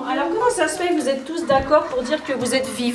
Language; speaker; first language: French; native; French